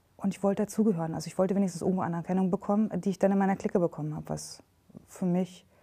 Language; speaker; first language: German; native; German